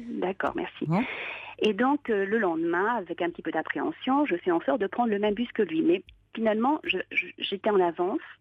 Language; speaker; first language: French; native; French